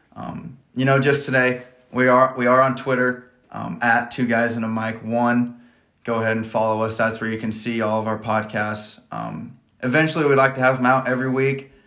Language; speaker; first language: English; native; English